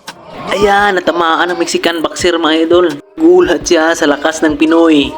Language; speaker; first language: Filipino; native; Filipino